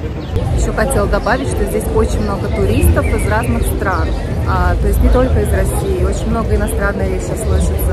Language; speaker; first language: Russian; native; Russian